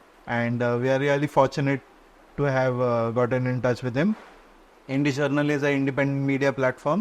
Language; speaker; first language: English; non-native, local second language; Konkani